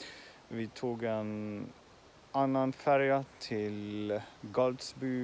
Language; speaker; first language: Swedish; non-native, learner; Finnish